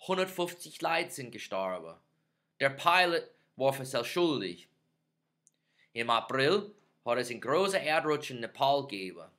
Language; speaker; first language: German; non-native, fluent; English